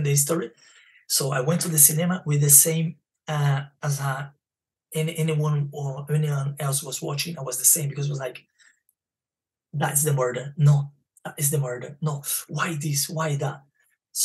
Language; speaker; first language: English; non-native, learner; Portuguese